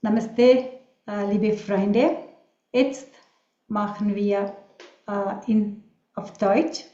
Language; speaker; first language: German; non-native, learner; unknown